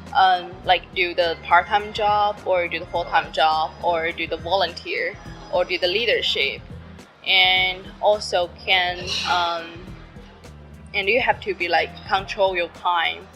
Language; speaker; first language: English; non-native, learner; Chinese